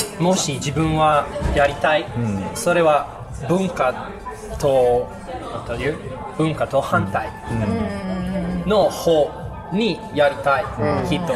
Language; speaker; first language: Japanese; non-native, learner; English